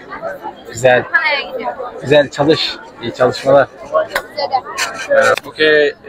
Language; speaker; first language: Turkish; non-native, fluent; Kyrgyz